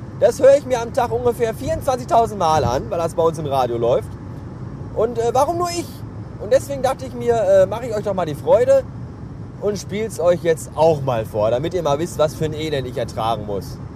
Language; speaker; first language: German; native; German